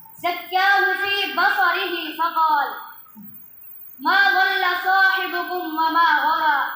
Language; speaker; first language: Arabic; non-native, learner; Urdu